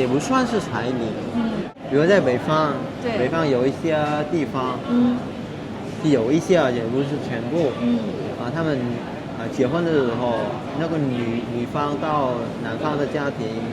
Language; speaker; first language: Chinese; non-native, fluent; Vietnamese